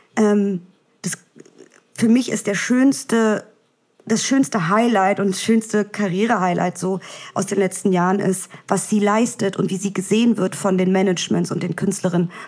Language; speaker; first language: German; early bilingual, other home language; Vietnamese